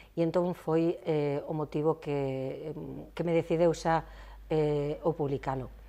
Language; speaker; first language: Galician; non-native, local second language; Spanish